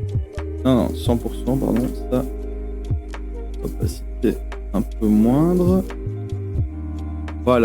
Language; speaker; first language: French; native; French